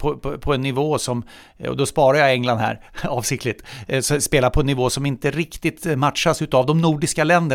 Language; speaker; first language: Swedish; native; Swedish